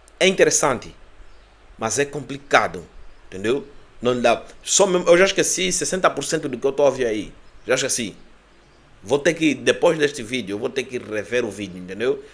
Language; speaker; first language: Portuguese; native; Portuguese